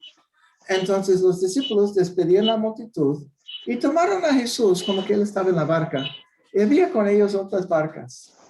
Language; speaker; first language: Spanish; non-native, fluent; English